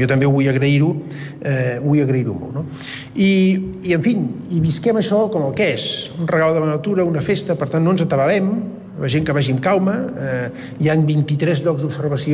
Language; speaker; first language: Catalan; native; Catalan